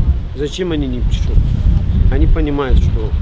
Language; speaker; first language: Russian; non-native, learner; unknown